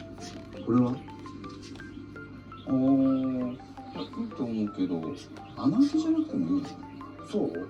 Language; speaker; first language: Japanese; native; Japanese